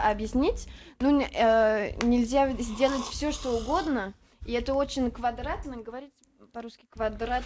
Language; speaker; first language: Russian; non-native, learner; French